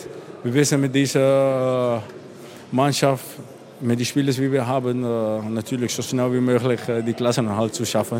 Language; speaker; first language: German; non-native, fluent; Dutch